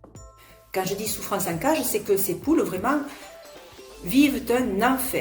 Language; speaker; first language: French; native; French